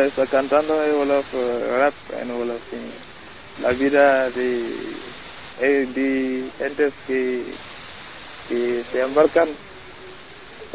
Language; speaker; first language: Spanish; non-native, learner; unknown